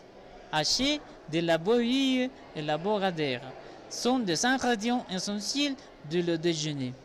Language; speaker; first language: French; non-native, learner; Spanish